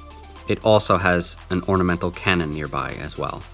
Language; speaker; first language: English; native; English